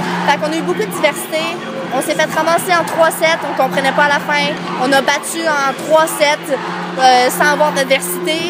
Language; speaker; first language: French; native; French